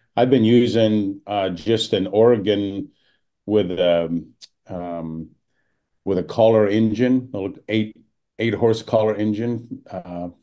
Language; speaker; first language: English; native; English